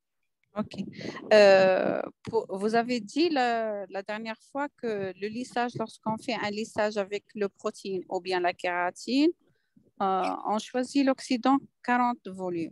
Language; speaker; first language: French; non-native, local second language; Arabic